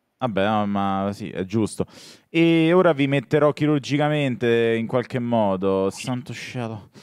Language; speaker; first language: Italian; native; Italian